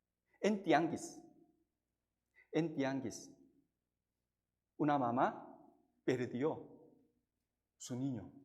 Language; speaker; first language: Spanish; non-native, fluent; Korean